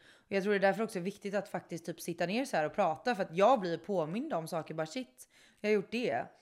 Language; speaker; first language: Swedish; native; Swedish